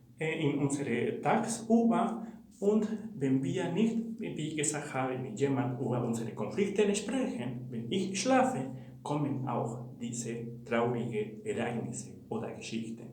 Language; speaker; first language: German; non-native, fluent; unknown